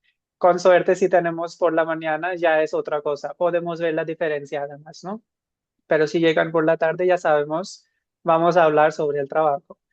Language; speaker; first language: Spanish; non-native, fluent; Hindi